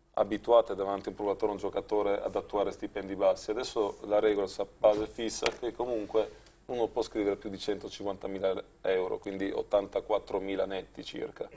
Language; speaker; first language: Italian; native; Italian